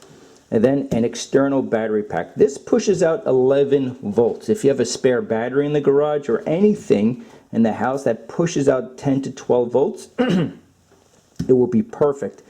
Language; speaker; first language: English; native; English